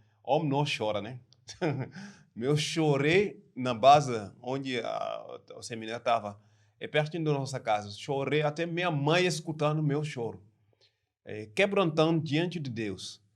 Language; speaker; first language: Portuguese; non-native, learner; French